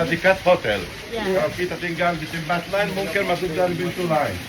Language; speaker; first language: Indonesian; non-native, fluent; Arabic